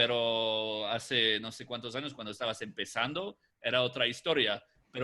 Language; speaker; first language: Spanish; non-native, fluent; English